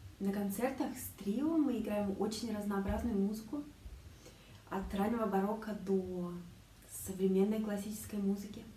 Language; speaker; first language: Russian; native; Russian